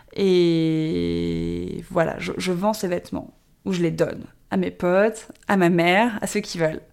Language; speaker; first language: French; native; French